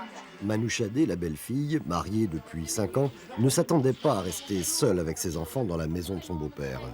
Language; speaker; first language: French; native; French